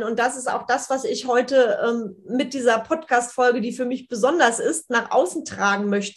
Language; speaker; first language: German; native; German